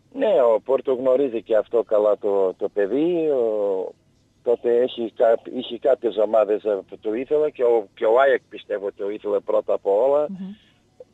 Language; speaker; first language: Greek; non-native, learner; Portuguese